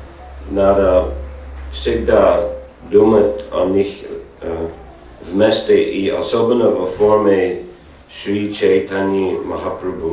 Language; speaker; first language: Russian; non-native, learner; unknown